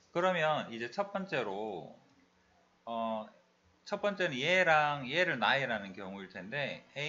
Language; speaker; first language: Korean; native; Korean